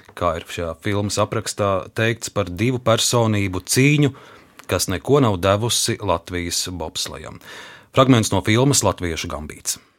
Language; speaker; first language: Latvian; native; Latvian